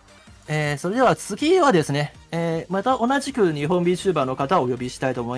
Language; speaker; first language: Japanese; native; Japanese